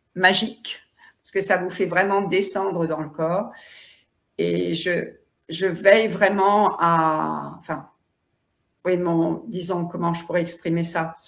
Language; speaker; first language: French; native; French